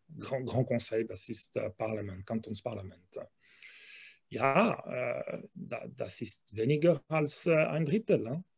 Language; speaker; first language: German; non-native, local second language; French